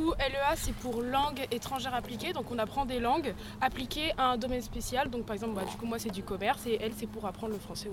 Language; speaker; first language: French; native; French